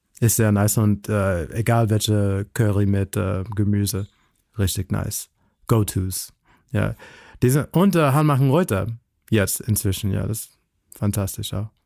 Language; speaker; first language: German; non-native, fluent; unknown